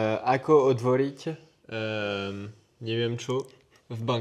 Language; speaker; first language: Slovak; non-native, learner; French